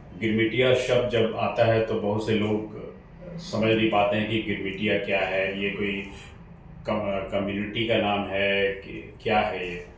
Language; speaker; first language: Hindi; native; Hindi